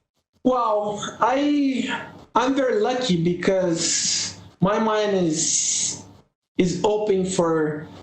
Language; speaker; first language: English; non-native, learner; Portuguese